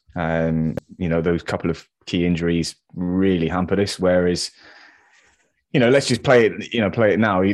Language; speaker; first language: English; native; English